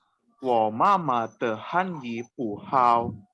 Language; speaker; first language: Chinese; non-native, learner; Indonesian